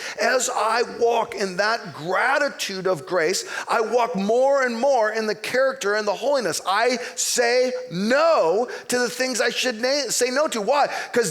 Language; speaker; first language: English; native; English